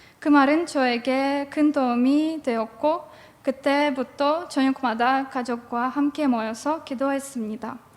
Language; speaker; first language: Korean; non-native, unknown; Russian